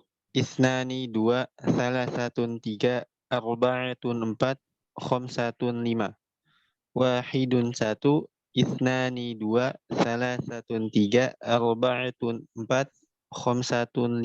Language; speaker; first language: Arabic; non-native, learner; Indonesian